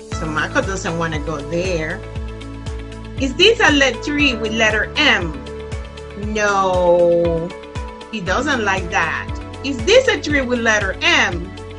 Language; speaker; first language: English; non-native, fluent; Spanish